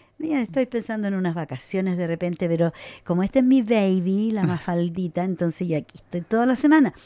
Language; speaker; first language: Spanish; native; Spanish